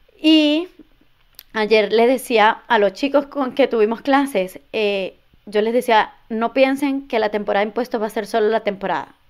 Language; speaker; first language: Spanish; native; Spanish